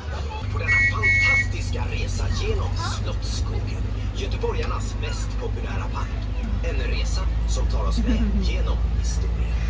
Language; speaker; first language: Swedish; native; Swedish